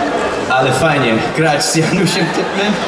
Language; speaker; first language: Polish; non-native, learner; English